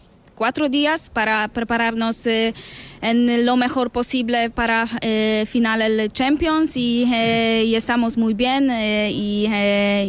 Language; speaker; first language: Spanish; non-native, learner; Polish